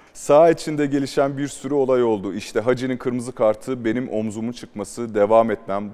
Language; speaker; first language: Turkish; native; Turkish